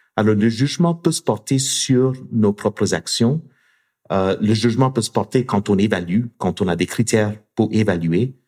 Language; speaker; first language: French; non-native, fluent; English